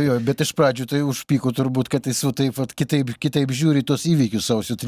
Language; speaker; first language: Lithuanian; native; Lithuanian